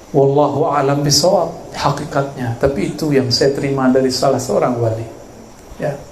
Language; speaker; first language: Malay; non-native, local second language; Minangkabau